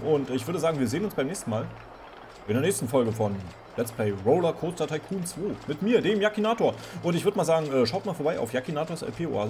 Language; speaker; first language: German; native; German